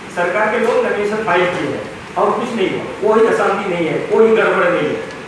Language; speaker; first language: Hindi; non-native, local second language; Bangla